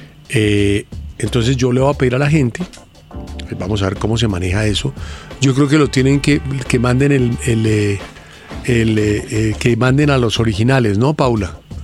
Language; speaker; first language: Spanish; native; Spanish